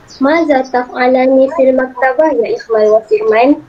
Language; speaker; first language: Arabic; non-native, learner; Malay